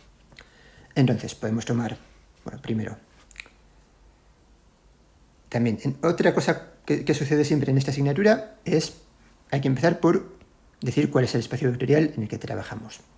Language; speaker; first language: Spanish; native; Spanish